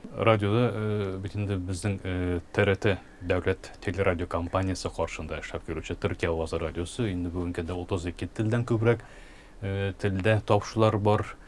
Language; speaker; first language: Tatar; early bilingual, heritage; Tatar